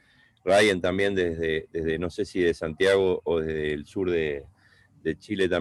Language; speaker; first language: Spanish; native; Spanish